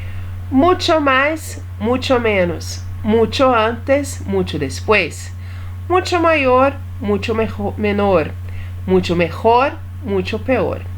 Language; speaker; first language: Spanish; non-native, fluent; Portuguese